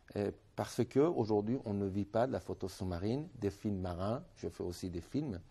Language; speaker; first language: French; non-native, fluent; Persian